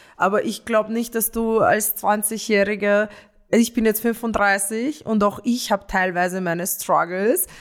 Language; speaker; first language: German; early bilingual, other home language; Romanian